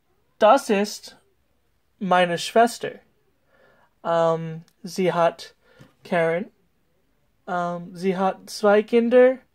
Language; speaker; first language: German; non-native, learner; English